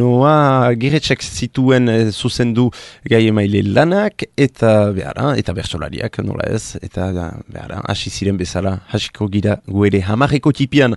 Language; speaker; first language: Basque; native; Basque